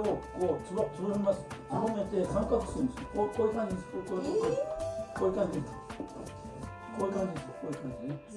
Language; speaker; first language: Japanese; native; Japanese